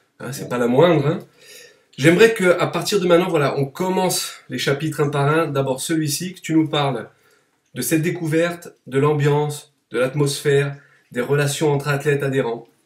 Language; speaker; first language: French; native; French